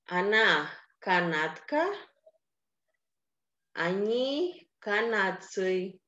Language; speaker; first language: Russian; non-native, fluent; Indonesian